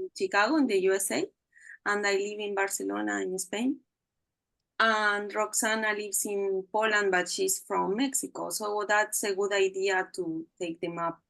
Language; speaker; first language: English; non-native, learner; Spanish